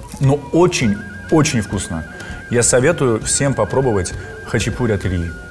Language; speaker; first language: Russian; native; Russian